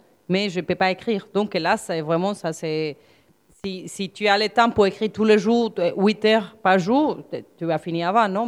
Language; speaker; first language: French; non-native, fluent; Spanish